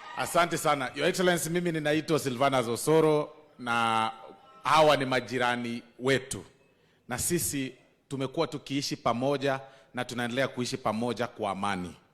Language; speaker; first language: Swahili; non-native, local second language; Gusii